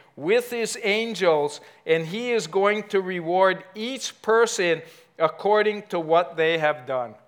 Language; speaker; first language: English; native; English